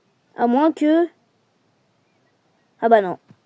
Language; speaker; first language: French; native; French